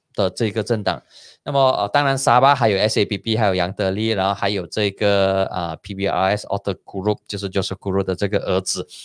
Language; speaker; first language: Chinese; native; Chinese